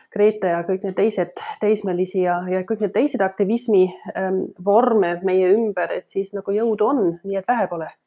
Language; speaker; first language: Estonian; non-native, fluent; German